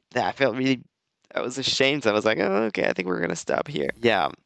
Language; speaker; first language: English; non-native, fluent; French